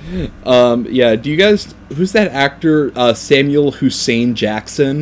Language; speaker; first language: English; native; English